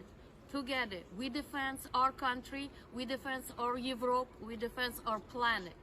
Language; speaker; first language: English; non-native, learner; Ukrainian